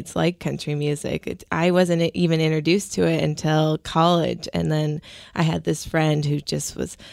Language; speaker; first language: English; native; English